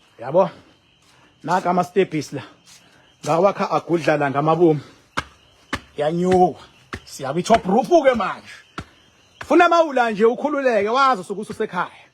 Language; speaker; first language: Zulu; native; Zulu